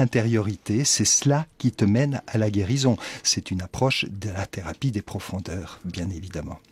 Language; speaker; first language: French; native; French